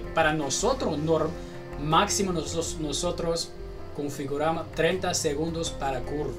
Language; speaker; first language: Spanish; non-native, learner; Chinese